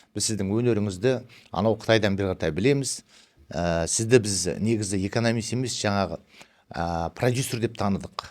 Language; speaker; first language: Kazakh; early bilingual, heritage; Kazakh